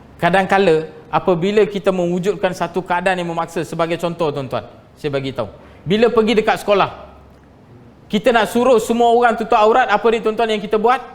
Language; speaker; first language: Malay; non-native, local second language; Tamil